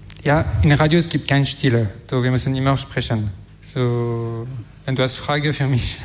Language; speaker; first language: German; non-native, learner; French